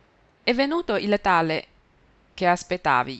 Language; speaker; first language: Italian; non-native, fluent; Chinese